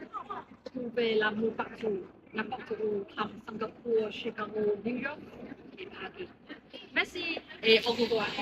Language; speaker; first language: French; non-native, learner; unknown